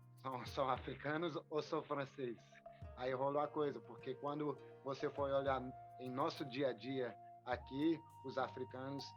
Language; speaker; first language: Portuguese; non-native, fluent; French